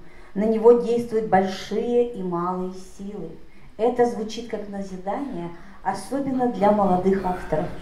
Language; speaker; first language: Russian; native; Russian